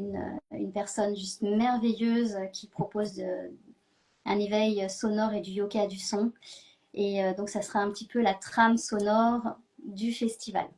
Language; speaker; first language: French; native; French